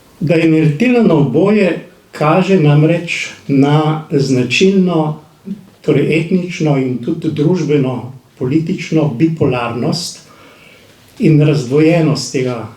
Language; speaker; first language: Slovenian; native; Slovenian